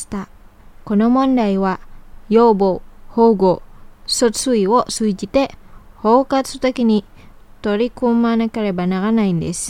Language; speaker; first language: Japanese; non-native, fluent; Indonesian